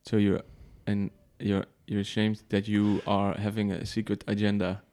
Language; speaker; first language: English; non-native, fluent; Dutch